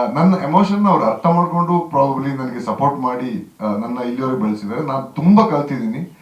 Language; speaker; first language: Kannada; non-native, local second language; Kodava